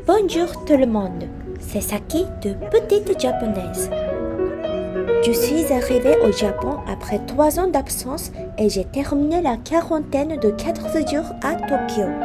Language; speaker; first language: French; non-native, fluent; Japanese